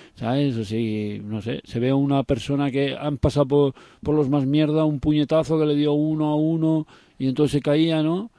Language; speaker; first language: Spanish; non-native, local second language; Catalan